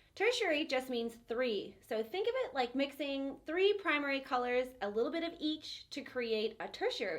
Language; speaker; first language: English; native; English